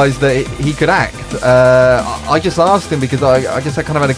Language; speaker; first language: English; native; English